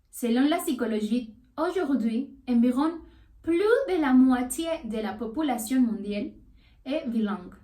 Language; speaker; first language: French; non-native, learner; Spanish